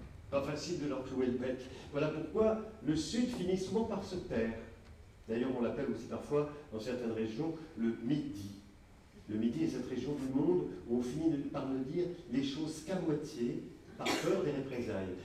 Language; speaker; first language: French; native; French